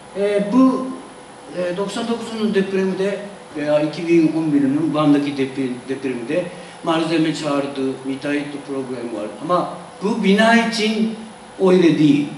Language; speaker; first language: Turkish; non-native, learner; Japanese